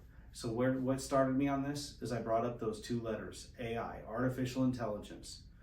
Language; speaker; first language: English; native; English